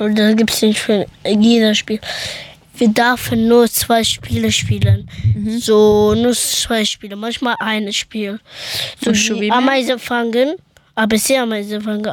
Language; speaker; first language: German; early bilingual, other home language; Persian